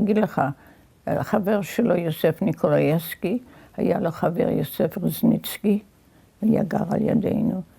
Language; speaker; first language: Hebrew; early bilingual, other home language; Yiddish